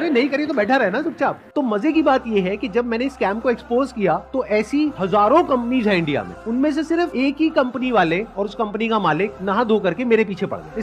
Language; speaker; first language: Hindi; native; Hindi